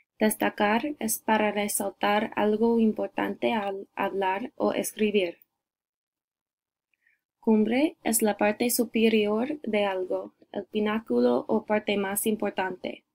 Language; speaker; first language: Spanish; non-native, learner; English